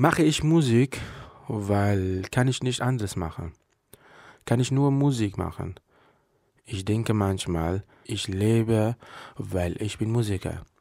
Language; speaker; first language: German; non-native, learner; Persian